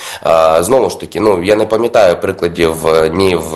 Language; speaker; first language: Ukrainian; native; Ukrainian